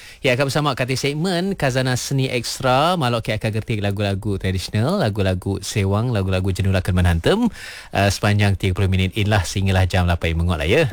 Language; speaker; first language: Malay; non-native, local second language; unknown